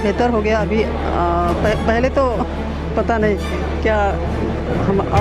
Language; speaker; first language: Hindi; non-native, learner; Manipuri